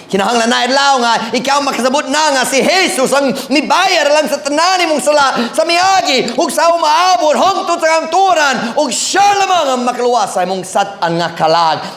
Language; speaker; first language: Cebuano; non-native, fluent; English